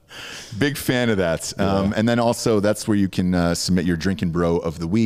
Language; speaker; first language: English; native; English